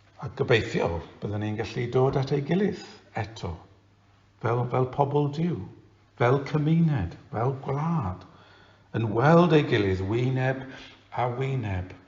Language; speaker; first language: Welsh; non-native, local second language; English